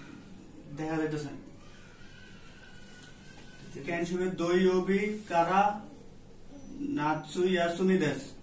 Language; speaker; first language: Japanese; non-native, learner; Bangla